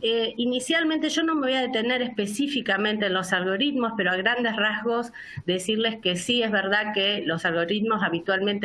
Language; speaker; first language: Spanish; native; Spanish